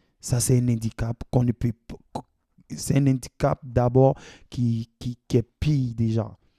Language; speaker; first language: French; non-native, local second language; Dyula